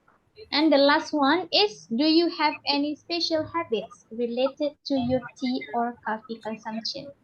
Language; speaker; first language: English; non-native, fluent; Indonesian